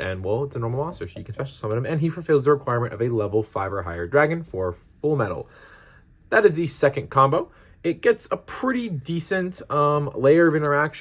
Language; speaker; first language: English; native; English